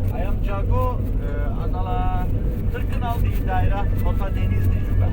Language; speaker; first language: Indonesian; non-native, fluent; Turkish